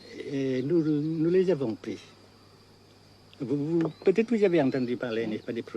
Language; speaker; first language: French; non-native, fluent; Vietnamese